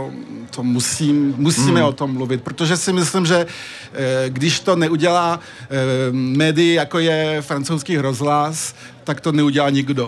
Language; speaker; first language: Czech; early bilingual, heritage; French